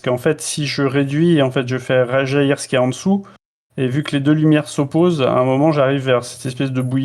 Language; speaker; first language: French; native; French